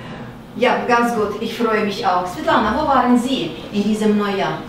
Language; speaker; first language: German; non-native, fluent; Russian